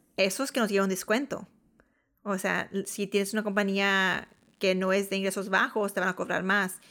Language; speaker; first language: Spanish; early bilingual, heritage; Spanish